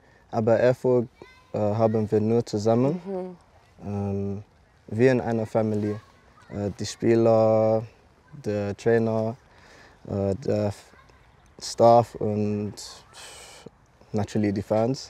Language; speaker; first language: German; non-native, learner; English